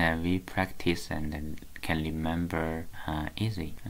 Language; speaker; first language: English; non-native, learner; Chinese